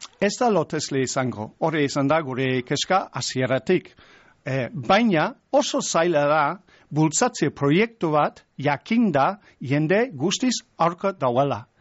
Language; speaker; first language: Basque; non-native, fluent; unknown